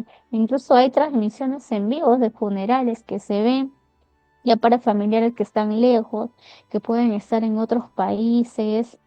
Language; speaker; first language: Spanish; native; Spanish